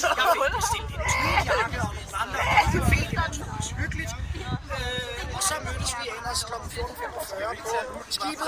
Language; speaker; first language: Danish; native; Danish